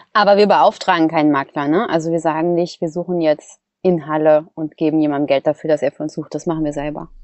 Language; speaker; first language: German; native; German